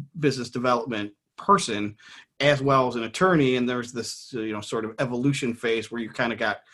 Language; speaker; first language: English; native; English